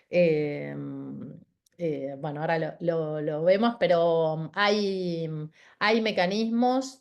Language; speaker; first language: Spanish; native; Spanish